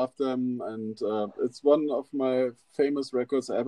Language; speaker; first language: English; non-native, fluent; German